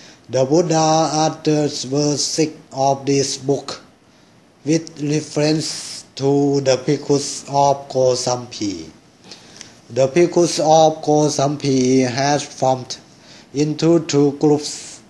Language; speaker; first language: English; non-native, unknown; Thai